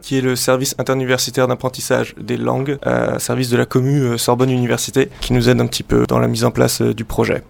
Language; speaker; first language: French; native; French